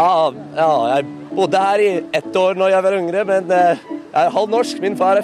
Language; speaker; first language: Norwegian; early bilingual, heritage; English